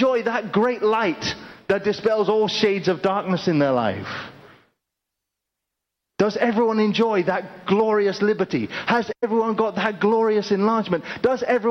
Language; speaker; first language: English; native; English